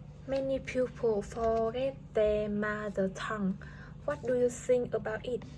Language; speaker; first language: English; non-native, learner; Vietnamese